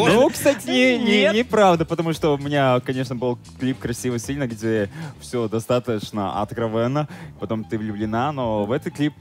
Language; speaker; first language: Russian; non-native, fluent; Latvian